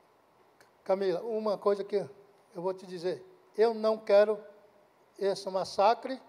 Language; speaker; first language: Portuguese; non-native, local second language; Guarani